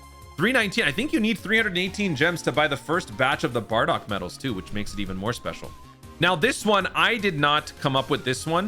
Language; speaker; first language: English; native; English